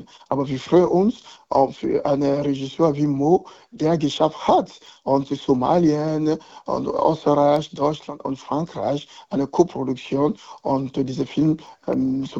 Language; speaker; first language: German; non-native, learner; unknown